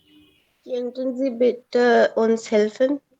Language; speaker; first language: German; non-native, learner; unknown